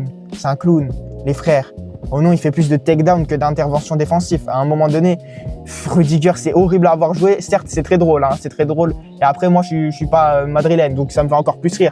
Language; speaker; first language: French; native; French